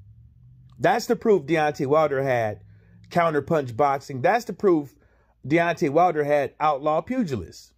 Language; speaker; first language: English; native; English